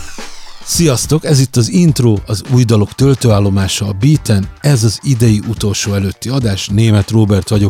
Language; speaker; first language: Hungarian; native; Hungarian